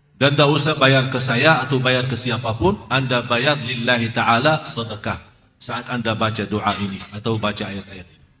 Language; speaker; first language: Indonesian; non-native, fluent; Arabic